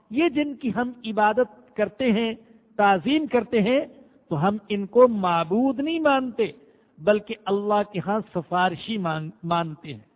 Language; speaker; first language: Urdu; non-native, local second language; Punjabi